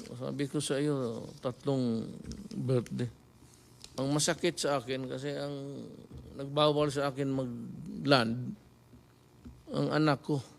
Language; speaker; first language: Filipino; non-native, local second language; Cebuano